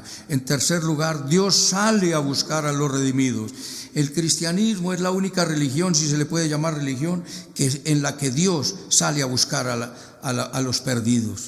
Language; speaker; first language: Spanish; native; Spanish